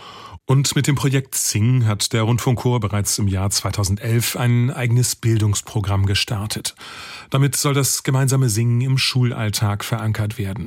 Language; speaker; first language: German; native; German